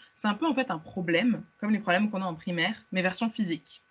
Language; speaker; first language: French; native; French